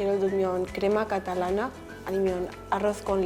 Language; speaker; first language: Korean; non-native, fluent; Spanish